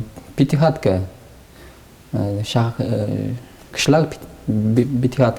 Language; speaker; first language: Russian; non-native, local second language; Uzbek